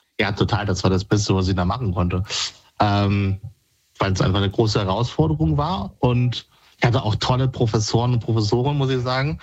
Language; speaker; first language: German; native; German